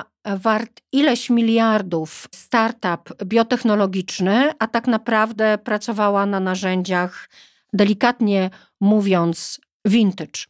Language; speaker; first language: Polish; native; Polish